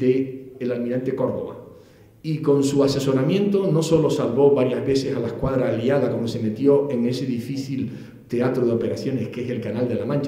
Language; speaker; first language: Spanish; native; Spanish